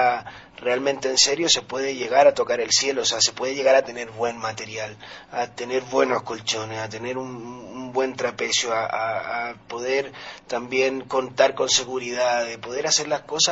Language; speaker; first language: Spanish; native; Spanish